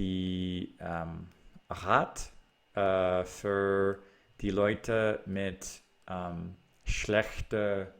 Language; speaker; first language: German; non-native, learner; English